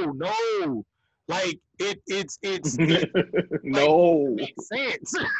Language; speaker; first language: English; native; English